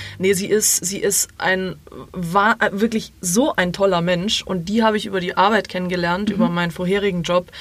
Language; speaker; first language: German; early bilingual, other home language; Croatian